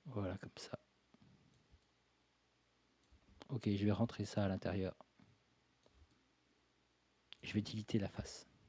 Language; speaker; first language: French; native; French